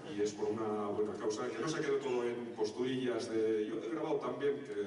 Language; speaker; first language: Spanish; non-native, local second language; Basque